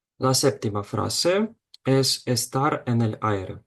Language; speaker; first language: Spanish; non-native, fluent; Ukrainian